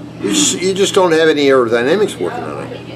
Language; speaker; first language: English; native; English